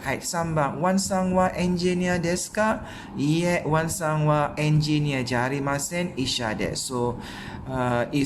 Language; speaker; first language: Japanese; non-native, fluent; Malay